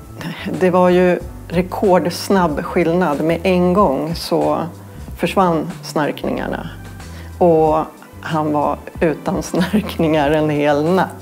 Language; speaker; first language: Swedish; native; Swedish